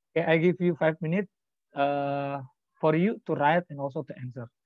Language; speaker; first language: English; non-native, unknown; Indonesian